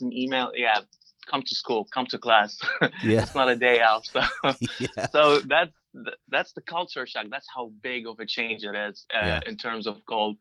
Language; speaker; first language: English; non-native, fluent; Arabic